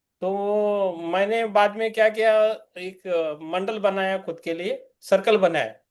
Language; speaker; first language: Hindi; native; Hindi